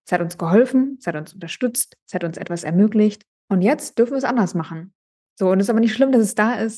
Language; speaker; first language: German; native; German